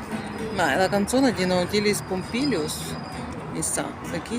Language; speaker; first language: Italian; non-native, fluent; Ukrainian